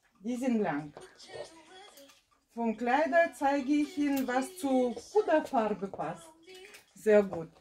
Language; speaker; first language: German; non-native, fluent; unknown